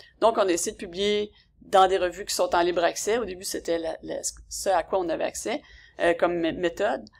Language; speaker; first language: French; native; French